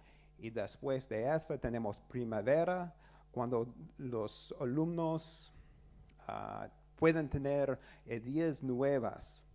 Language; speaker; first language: Spanish; non-native, learner; English